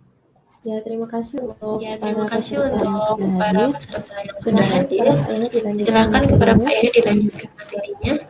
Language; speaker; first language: Indonesian; native; Indonesian